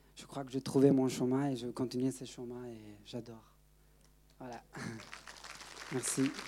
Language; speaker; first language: French; non-native, learner; Persian